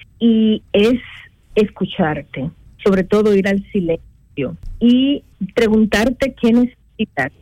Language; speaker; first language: Spanish; native; Spanish